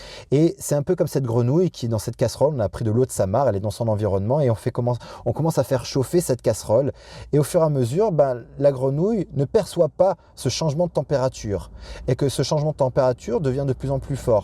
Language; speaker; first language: French; native; French